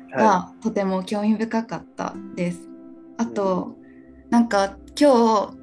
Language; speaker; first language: Japanese; native; Japanese